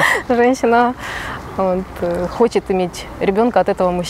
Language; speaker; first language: Russian; native; Russian